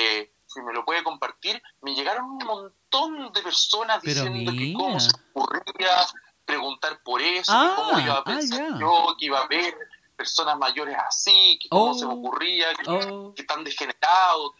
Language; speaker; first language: Spanish; native; Spanish